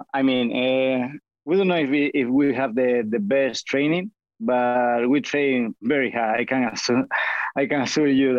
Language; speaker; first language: English; non-native, fluent; Spanish